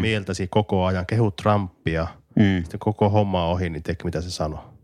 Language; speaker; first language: Finnish; native; Finnish